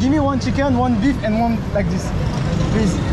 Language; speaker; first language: English; non-native, learner; French